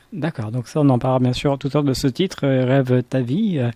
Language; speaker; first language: French; native; French